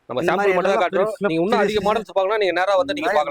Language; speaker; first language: Tamil; native; Tamil